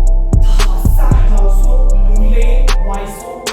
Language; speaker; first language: Vietnamese; non-native, learner; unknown